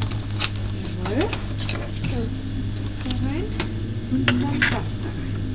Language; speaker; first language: German; native; German